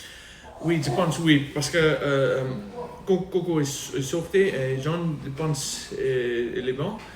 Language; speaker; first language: French; non-native, learner; English